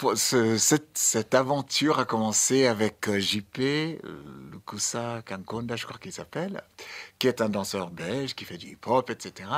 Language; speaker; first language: French; non-native, fluent; English